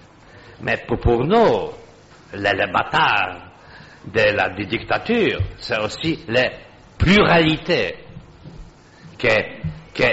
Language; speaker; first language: French; non-native, fluent; Polish